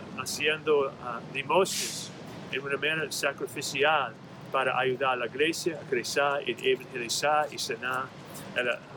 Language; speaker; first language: Spanish; non-native, fluent; English